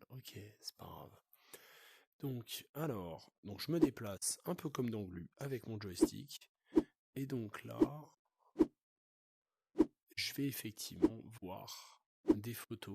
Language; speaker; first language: French; native; French